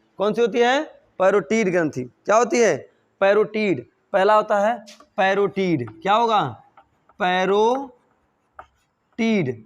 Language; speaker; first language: Hindi; native; Hindi